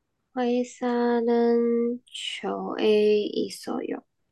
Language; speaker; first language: Korean; non-native, learner; Chinese